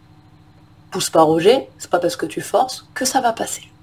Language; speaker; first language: French; native; French